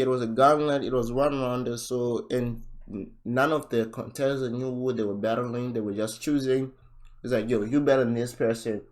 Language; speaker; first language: English; native; English